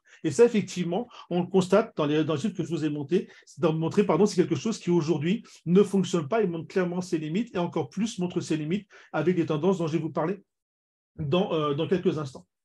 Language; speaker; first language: French; native; French